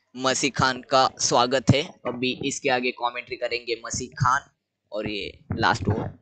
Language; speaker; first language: Hindi; non-native, local second language; Marathi